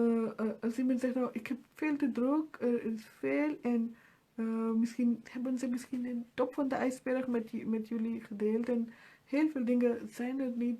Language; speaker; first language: Dutch; non-native, fluent; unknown